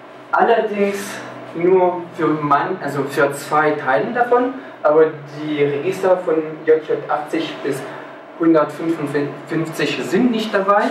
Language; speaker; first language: German; non-native, fluent; French